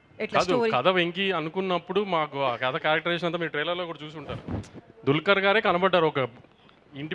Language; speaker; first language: Telugu; native; Telugu